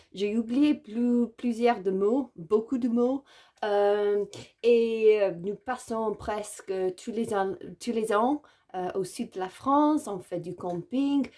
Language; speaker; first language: French; non-native, learner; English